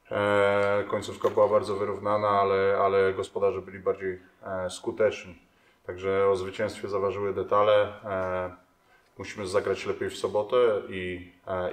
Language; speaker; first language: Polish; native; Polish